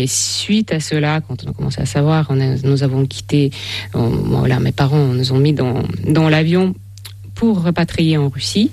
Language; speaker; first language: French; non-native, fluent; Russian